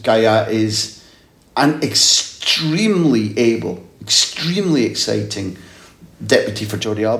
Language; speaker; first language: English; native; English